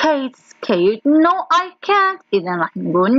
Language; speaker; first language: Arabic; native; Arabic